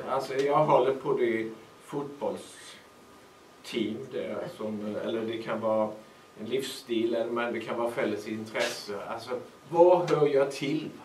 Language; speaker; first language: Swedish; native; Swedish